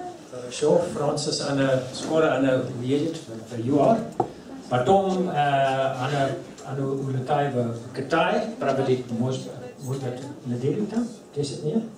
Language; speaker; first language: Russian; non-native, learner; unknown